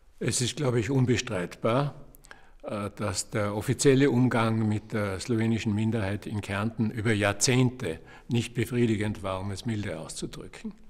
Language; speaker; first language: German; native; German